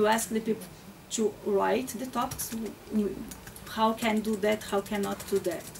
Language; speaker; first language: English; non-native, learner; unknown